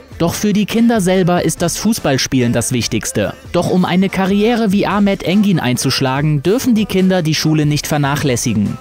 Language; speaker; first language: German; native; German